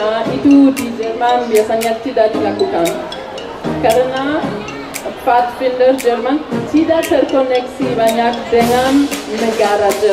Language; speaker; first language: Indonesian; non-native, learner; German